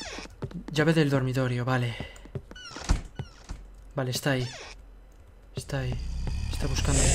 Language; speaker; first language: Spanish; native; Spanish